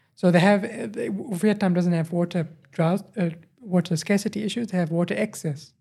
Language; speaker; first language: English; native; English